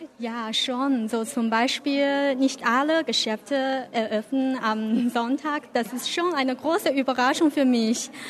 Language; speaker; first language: German; non-native, fluent; Chinese